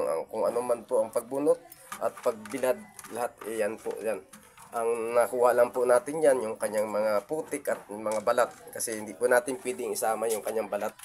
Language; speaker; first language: Filipino; native; Filipino